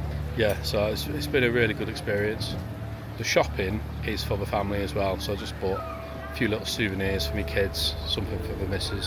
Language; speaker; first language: English; native; English